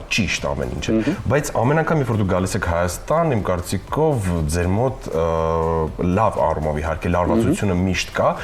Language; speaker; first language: Armenian; native; Armenian